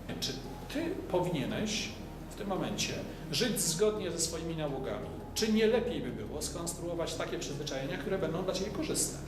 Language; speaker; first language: Polish; native; Polish